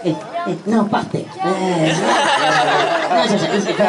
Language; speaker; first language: French; non-native, fluent; Portuguese